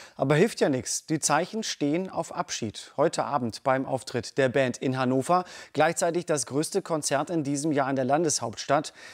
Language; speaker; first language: German; native; German